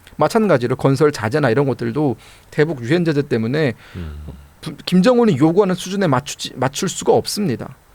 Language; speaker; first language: Korean; native; Korean